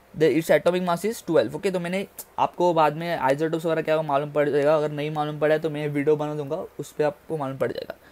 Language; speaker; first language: Hindi; native; Hindi